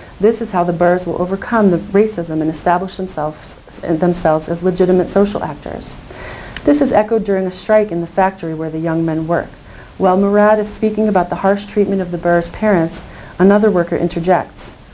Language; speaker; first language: English; native; English